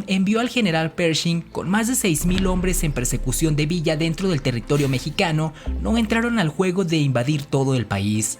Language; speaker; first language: Spanish; native; Spanish